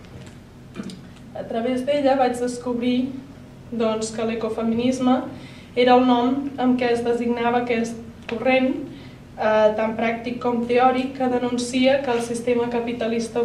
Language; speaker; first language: Catalan; native; Catalan